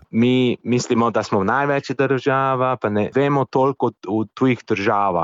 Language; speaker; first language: Slovenian; non-native, fluent; English